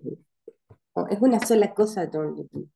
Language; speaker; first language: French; non-native, learner; Spanish